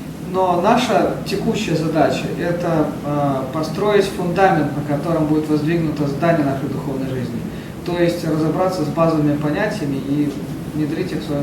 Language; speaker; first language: Russian; native; Russian